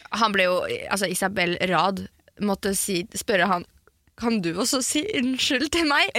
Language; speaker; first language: Norwegian; early bilingual, other home language; French